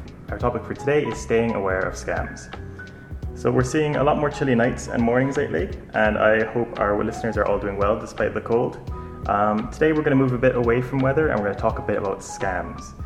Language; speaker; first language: English; native; English